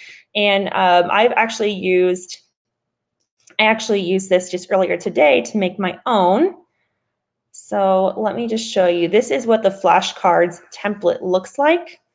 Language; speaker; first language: English; native; English